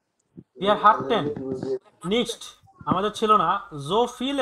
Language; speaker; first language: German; non-native, learner; Bangla